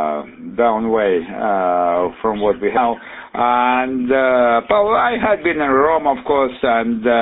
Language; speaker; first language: English; non-native, fluent; Russian